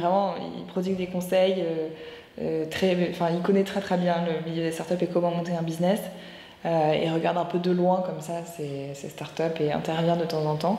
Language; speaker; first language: French; native; French